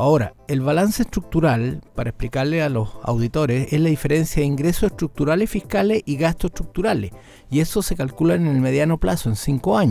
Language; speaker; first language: Spanish; native; Spanish